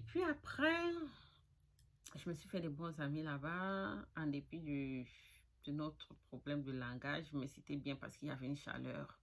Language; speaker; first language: French; non-native, local second language; Fula